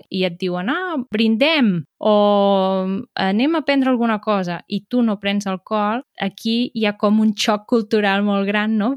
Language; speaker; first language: Catalan; native; Catalan